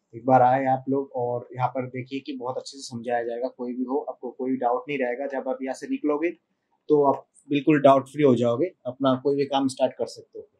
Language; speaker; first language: Hindi; non-native, local second language; Bangla